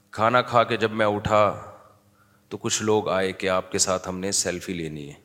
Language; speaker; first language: Urdu; native; Urdu